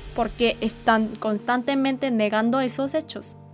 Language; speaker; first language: Spanish; non-native, fluent; Korean